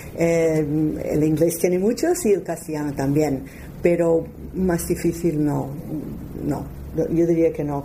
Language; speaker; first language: Spanish; non-native, fluent; English